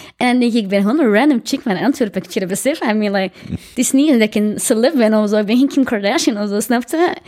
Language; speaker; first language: Dutch; early bilingual, other home language; Arabic